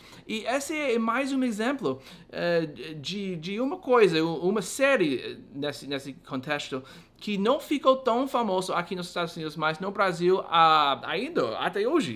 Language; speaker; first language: Portuguese; non-native, fluent; English